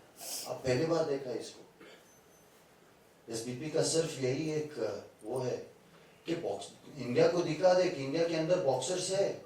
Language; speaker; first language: Hindi; non-native, fluent; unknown